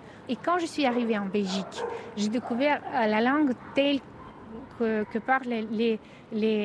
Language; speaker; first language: French; non-native, fluent; Russian